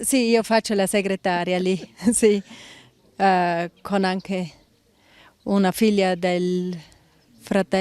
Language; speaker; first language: Italian; non-native, local second language; German